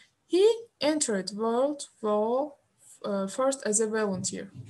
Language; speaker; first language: English; non-native, fluent; Azerbaijani